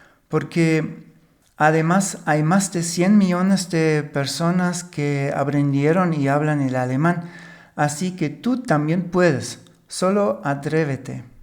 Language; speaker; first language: Spanish; non-native, fluent; German